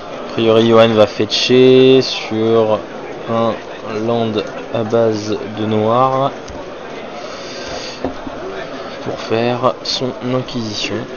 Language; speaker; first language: French; native; French